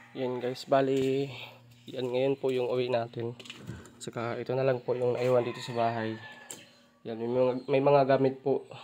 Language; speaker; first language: Filipino; non-native, local second language; Waray